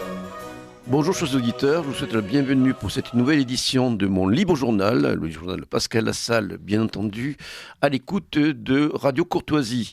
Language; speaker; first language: French; native; French